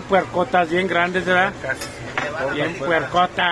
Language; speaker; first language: Spanish; native; Spanish